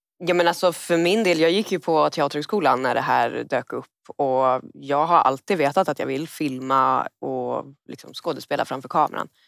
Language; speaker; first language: Swedish; native; Swedish